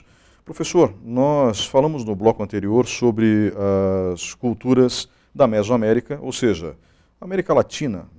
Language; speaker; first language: Portuguese; native; Portuguese